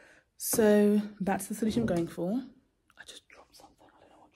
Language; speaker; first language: English; native; English